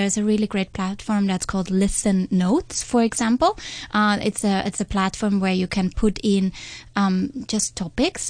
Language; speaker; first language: English; non-native, fluent; German